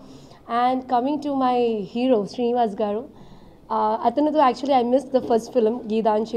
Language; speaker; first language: Telugu; non-native, learner; Malayalam